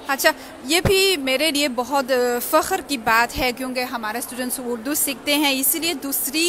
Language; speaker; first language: Hindi; non-native, fluent; Chinese